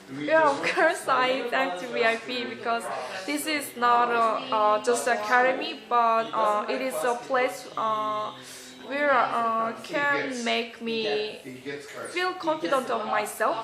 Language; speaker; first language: English; non-native, learner; Korean